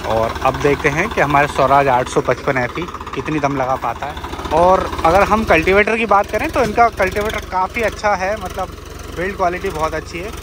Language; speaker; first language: Hindi; native; Hindi